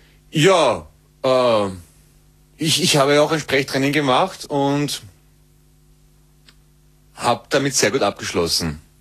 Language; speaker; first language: German; native; German